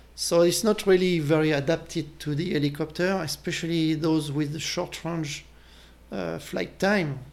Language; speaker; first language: English; non-native, fluent; French